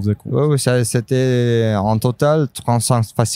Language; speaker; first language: French; non-native, fluent; Spanish